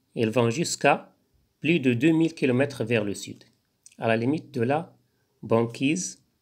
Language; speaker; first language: French; non-native, local second language; Arabic